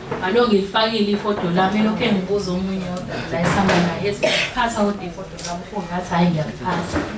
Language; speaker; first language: Zulu; native; Zulu